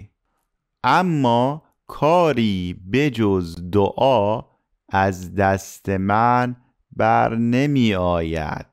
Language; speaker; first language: Persian; native; Persian